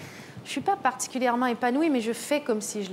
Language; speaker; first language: French; native; French